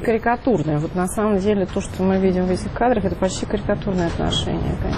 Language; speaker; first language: Russian; native; Russian